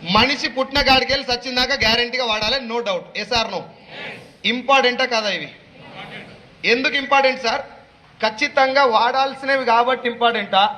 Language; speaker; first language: Telugu; native; Telugu